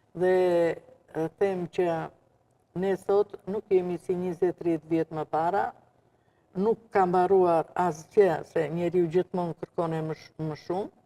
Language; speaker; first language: Albanian; non-native, local second language; Romany